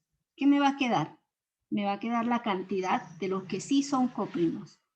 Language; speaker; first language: Spanish; native; Spanish